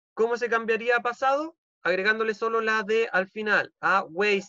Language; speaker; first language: Spanish; native; Spanish